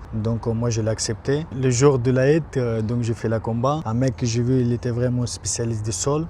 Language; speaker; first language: French; non-native, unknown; Persian